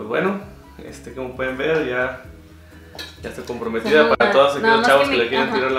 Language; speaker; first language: Spanish; native; Spanish